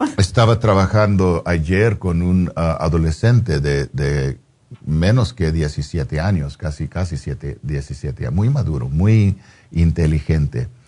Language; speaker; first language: Spanish; non-native, fluent; English